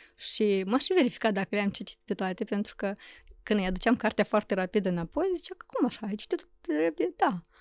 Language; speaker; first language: Romanian; native; Romanian